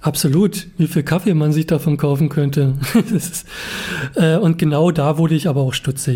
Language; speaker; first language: German; native; German